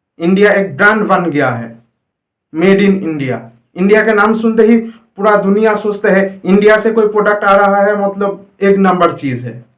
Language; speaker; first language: Hindi; non-native, local second language; Bangla